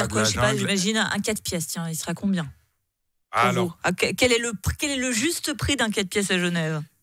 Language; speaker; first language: French; native; French